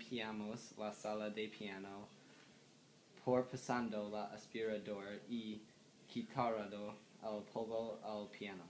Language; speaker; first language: Spanish; non-native, learner; English